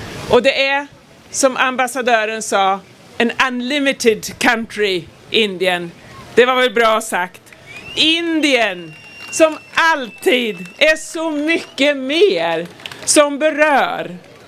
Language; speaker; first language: Swedish; native; Swedish